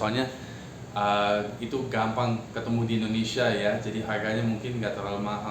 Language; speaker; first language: Indonesian; non-native, fluent; English